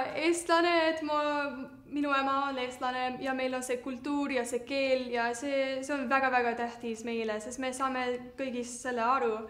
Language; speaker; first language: Estonian; early bilingual, heritage; Estonian